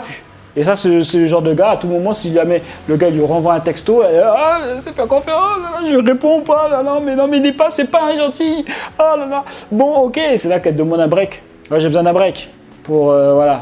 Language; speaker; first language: French; native; French